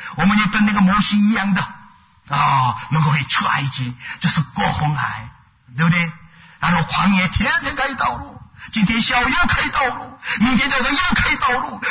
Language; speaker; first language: Chinese; non-native, fluent; Korean